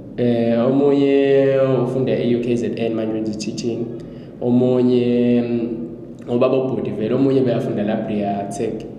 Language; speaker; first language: Zulu; non-native, local second language; Swati